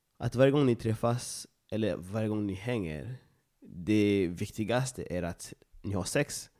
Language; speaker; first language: Swedish; non-native, fluent; Lingala